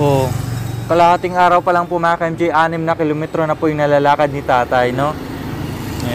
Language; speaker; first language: Filipino; native; Filipino